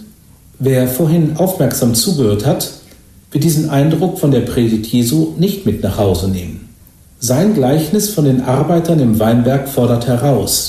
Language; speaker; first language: German; native; German